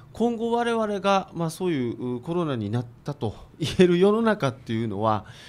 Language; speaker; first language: Japanese; native; Japanese